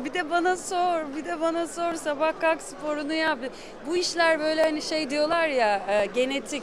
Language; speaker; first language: Turkish; native; Turkish